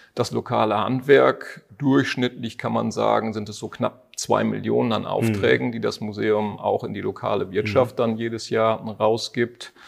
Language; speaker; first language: German; native; German